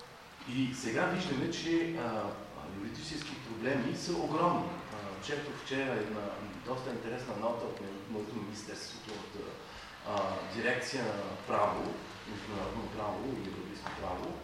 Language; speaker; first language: Bulgarian; non-native, fluent; French